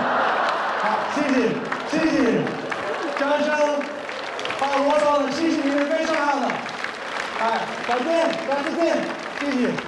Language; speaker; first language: Chinese; non-native, learner; English